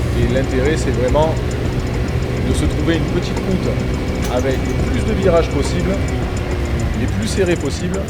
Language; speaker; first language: French; native; French